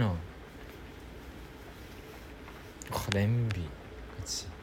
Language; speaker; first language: Korean; native; Korean